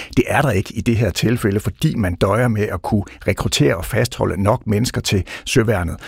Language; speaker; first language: Danish; native; Danish